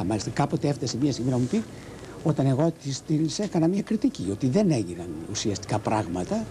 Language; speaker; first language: Greek; native; Greek